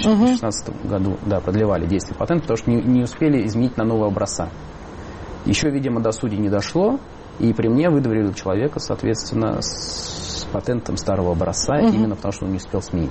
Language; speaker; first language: Russian; native; Russian